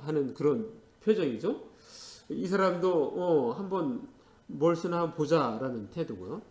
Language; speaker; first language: Korean; native; Korean